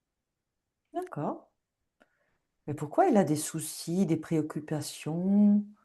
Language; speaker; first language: French; native; French